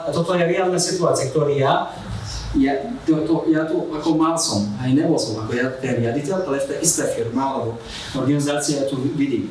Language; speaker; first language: Slovak; non-native, fluent; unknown